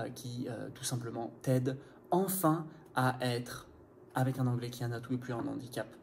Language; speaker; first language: French; non-native, fluent; English